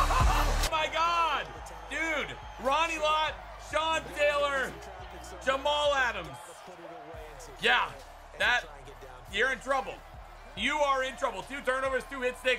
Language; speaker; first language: English; native; English